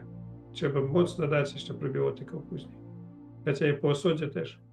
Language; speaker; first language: Polish; non-native, learner; Russian